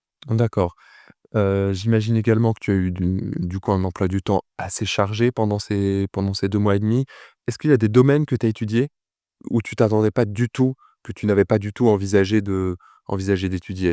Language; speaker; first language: French; native; French